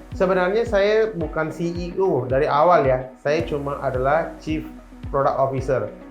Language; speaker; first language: Indonesian; non-native, fluent; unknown